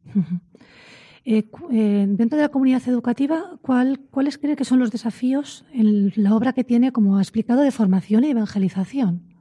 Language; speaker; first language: Spanish; native; Spanish